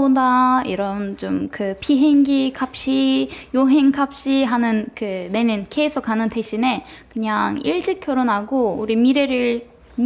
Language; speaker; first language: Korean; non-native, fluent; Turkish